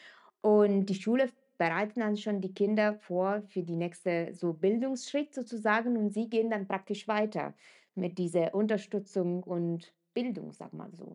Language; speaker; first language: German; non-native, fluent; Italian